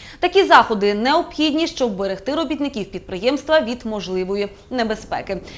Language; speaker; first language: Ukrainian; native; Ukrainian